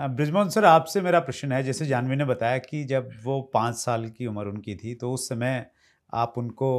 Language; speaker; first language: Hindi; native; Hindi